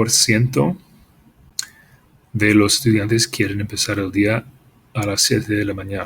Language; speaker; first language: Spanish; non-native, fluent; English